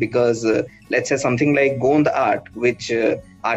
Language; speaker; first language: English; non-native, local second language; Odia